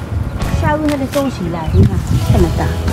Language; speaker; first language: Chinese; native; Chinese